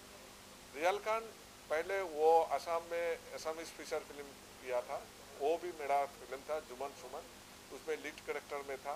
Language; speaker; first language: Hindi; non-native, local second language; Assamese